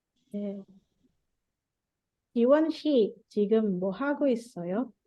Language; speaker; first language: Korean; non-native, learner; Indonesian